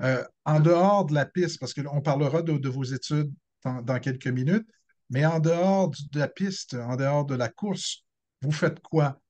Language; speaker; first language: French; native; French